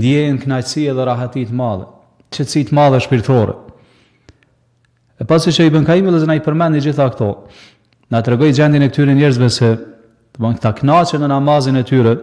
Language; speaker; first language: Albanian; native; Albanian